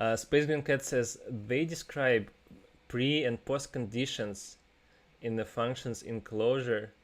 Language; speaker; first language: English; non-native, fluent; Russian